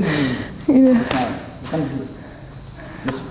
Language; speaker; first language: Indonesian; native; Indonesian